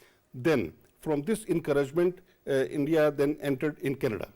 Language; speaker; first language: English; non-native, local second language; Urdu